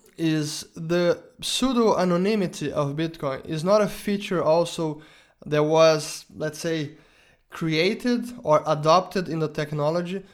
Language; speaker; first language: English; non-native, fluent; Portuguese